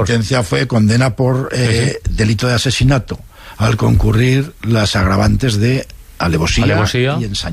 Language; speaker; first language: Spanish; native; Spanish